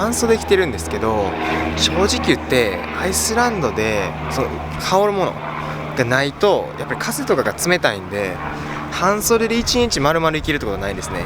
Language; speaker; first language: Japanese; native; Japanese